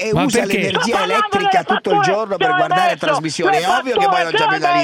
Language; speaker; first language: Italian; native; Italian